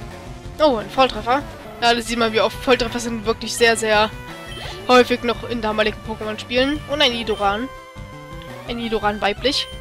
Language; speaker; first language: German; native; German